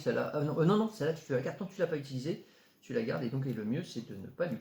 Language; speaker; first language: French; native; French